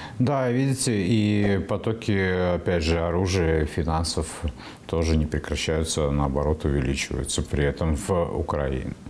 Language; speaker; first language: Russian; native; Russian